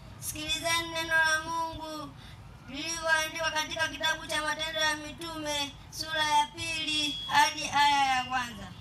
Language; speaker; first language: Swahili; non-native, local second language; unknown